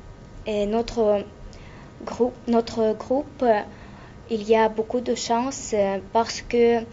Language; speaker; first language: French; non-native, learner; Russian